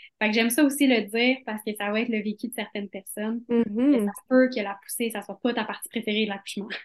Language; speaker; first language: French; native; French